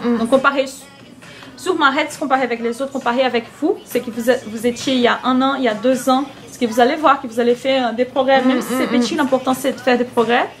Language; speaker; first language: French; non-native, fluent; Portuguese